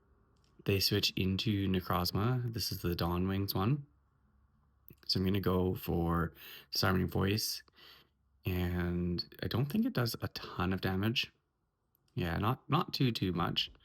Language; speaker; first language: English; native; English